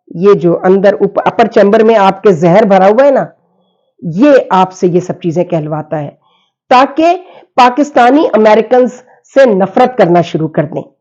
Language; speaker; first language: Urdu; native; Urdu